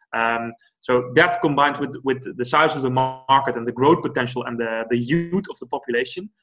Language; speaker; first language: English; non-native, fluent; Dutch